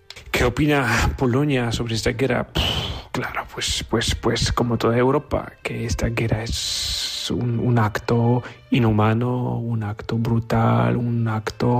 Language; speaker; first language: Spanish; non-native, fluent; Polish